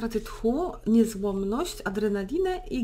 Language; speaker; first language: Polish; native; Polish